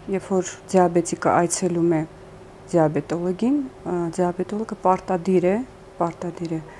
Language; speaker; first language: Armenian; early bilingual, heritage; Armenian